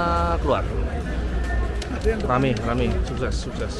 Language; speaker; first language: Indonesian; native; Indonesian